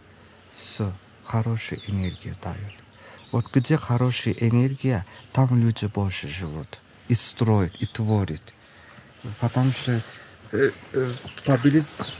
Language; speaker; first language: Russian; non-native, local second language; Azerbaijani